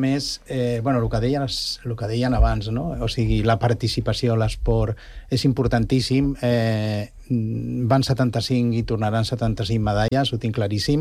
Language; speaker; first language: Catalan; native; Catalan